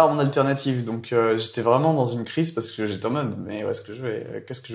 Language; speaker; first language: French; native; French